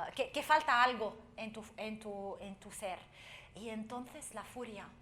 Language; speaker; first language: Spanish; non-native, fluent; Arabic